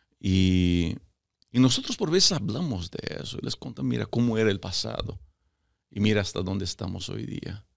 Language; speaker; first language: Spanish; early bilingual, heritage; Spanish